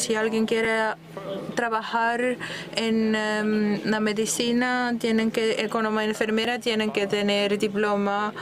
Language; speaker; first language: Spanish; non-native, fluent; Dutch